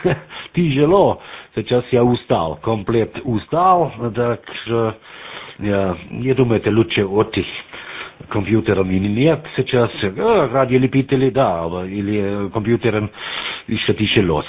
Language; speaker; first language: Russian; non-native, learner; German